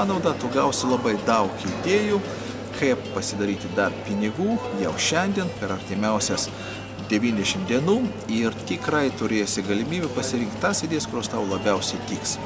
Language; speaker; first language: Lithuanian; native; Lithuanian